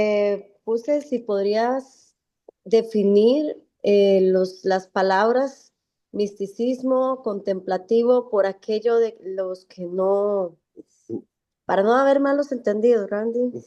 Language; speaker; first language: Spanish; native; Spanish